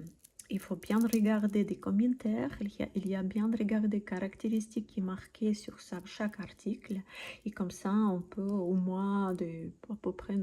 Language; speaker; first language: French; non-native, learner; Russian